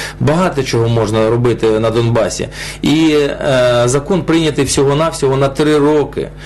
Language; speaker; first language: Ukrainian; non-native, local second language; Russian